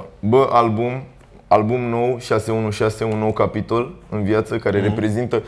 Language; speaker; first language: Romanian; native; Romanian